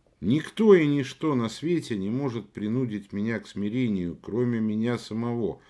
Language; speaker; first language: Russian; native; Russian